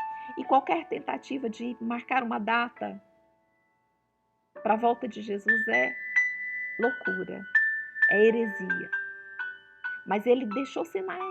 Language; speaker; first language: Portuguese; native; Portuguese